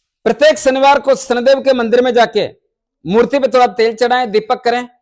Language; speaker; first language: Hindi; native; Hindi